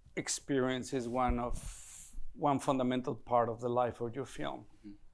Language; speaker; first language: English; non-native, fluent; Spanish